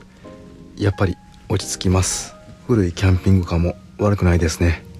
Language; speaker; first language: Japanese; native; Japanese